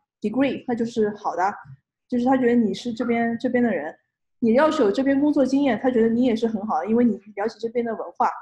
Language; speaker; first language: Chinese; native; Chinese